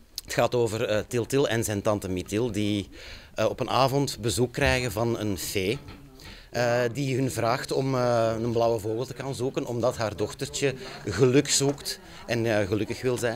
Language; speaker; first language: Dutch; native; Dutch